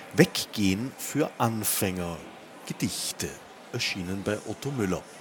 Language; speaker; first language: German; native; German